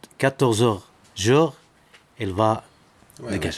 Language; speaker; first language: French; non-native, learner; Arabic